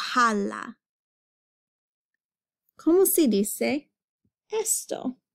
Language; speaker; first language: Spanish; non-native, fluent; English